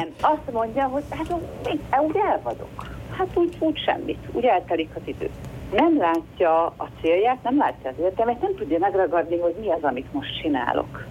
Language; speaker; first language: Hungarian; native; Hungarian